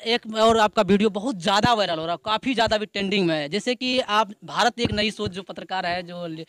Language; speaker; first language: Hindi; native; Hindi